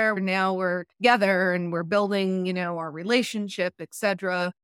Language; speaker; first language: English; early bilingual, other home language; Italian